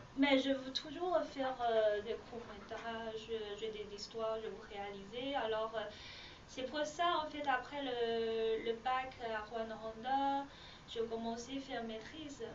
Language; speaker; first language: French; non-native, learner; Chinese